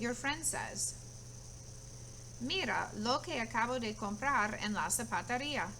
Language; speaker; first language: Spanish; non-native, fluent; English